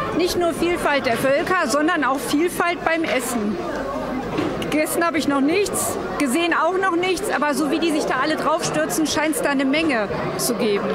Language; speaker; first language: German; native; German